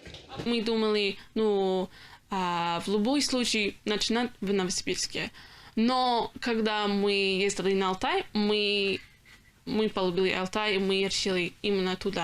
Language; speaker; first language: Russian; non-native, learner; English